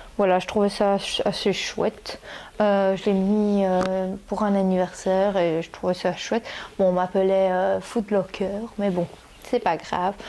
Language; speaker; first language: French; native; French